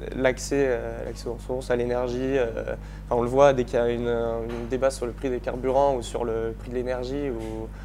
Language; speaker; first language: French; native; French